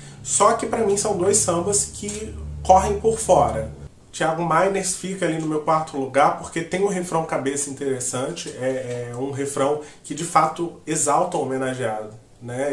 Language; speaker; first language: Portuguese; native; Portuguese